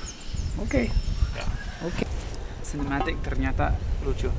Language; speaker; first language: Indonesian; non-native, fluent; English